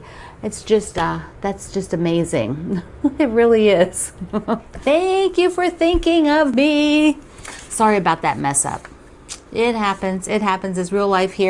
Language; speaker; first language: English; native; English